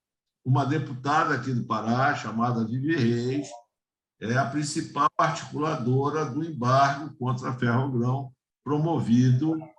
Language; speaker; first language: Portuguese; native; Portuguese